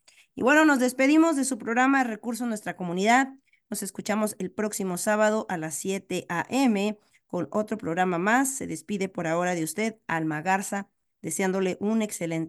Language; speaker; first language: Spanish; native; Spanish